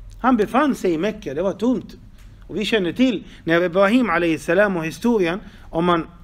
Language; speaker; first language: Swedish; non-native, fluent; Arabic